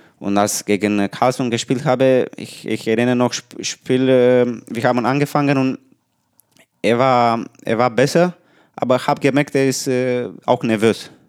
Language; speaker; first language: German; non-native, learner; Romanian